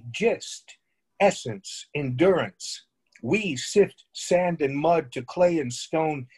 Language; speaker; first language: English; native; English